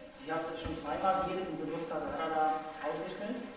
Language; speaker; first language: German; non-native, learner; Czech